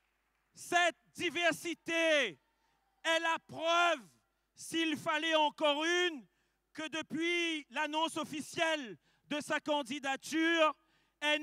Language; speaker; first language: French; native; French